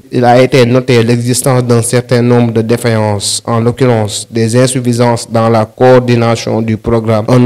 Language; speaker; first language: French; non-native, local second language; Wolof